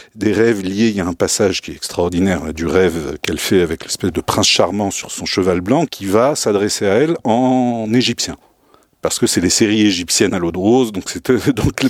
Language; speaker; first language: French; non-native, local second language; Tachelhit